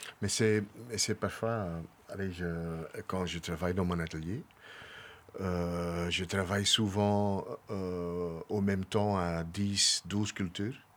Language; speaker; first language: French; non-native, local second language; Dutch